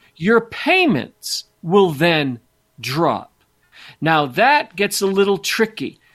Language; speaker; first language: English; native; English